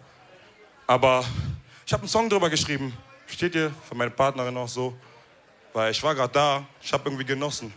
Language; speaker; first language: German; early bilingual, other home language; Wolof